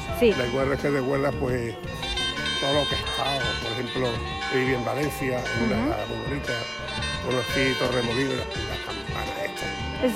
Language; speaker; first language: Spanish; native; Spanish